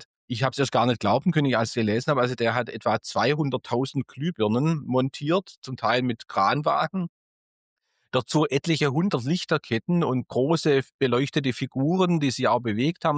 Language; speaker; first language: German; native; German